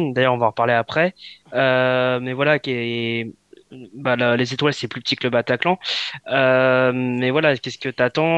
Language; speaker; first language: French; native; French